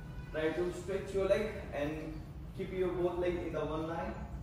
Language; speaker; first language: English; non-native, local second language; Hindi